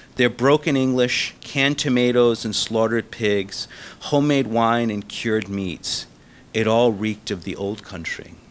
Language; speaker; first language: English; early bilingual, other home language; Italian